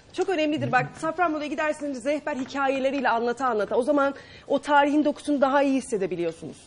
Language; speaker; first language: Turkish; native; Turkish